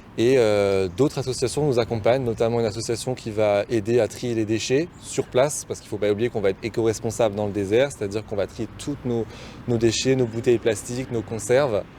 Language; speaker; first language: French; native; French